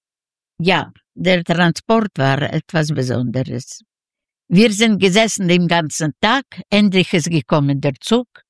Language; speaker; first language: German; non-native, learner; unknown